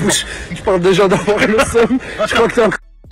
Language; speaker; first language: French; native; French